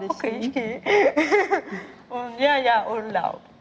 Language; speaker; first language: German; non-native, learner; Spanish